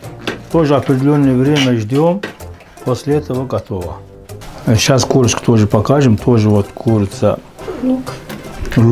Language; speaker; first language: Russian; non-native, fluent; Azerbaijani